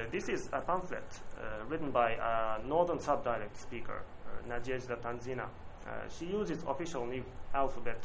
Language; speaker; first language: English; non-native, learner; Japanese